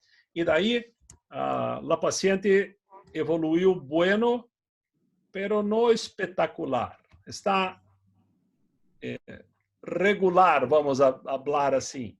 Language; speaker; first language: Spanish; non-native, fluent; Portuguese